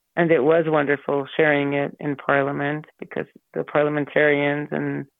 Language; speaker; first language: English; early bilingual, other home language; Armenian